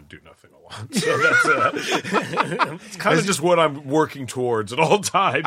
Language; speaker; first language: English; native; English